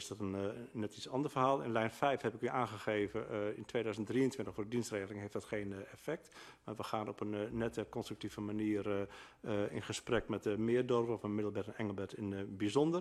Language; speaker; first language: Dutch; native; Dutch